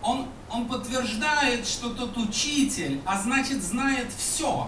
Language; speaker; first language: Polish; non-native, learner; Russian